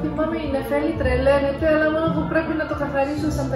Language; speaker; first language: Greek; non-native, learner; Indonesian